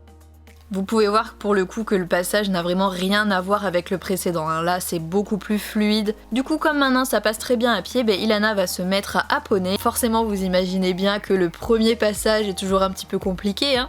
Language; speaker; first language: French; native; French